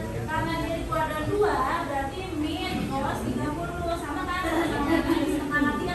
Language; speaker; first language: Indonesian; native; Indonesian